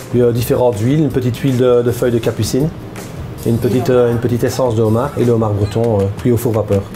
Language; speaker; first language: French; native; French